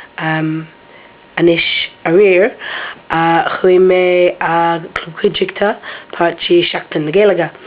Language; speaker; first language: Irish; non-native, learner; English